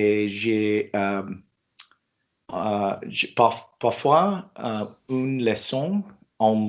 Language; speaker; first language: French; non-native, learner; English